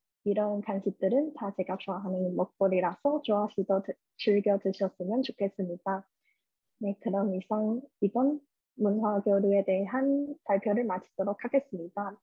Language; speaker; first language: Korean; non-native, fluent; Chinese